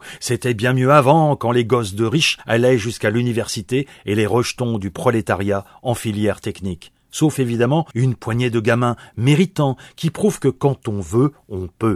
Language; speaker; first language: French; native; French